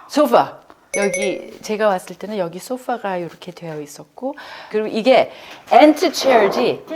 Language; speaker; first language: Korean; early bilingual, heritage; Korean